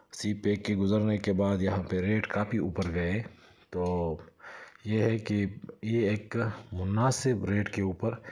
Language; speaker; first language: Urdu; non-native, local second language; Punjabi